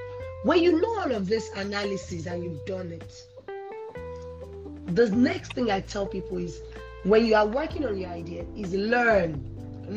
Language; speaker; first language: English; non-native, local second language; Yoruba